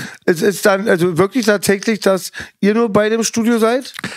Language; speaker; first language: German; native; German